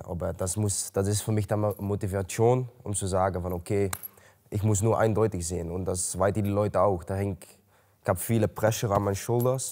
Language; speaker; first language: German; non-native, learner; Dutch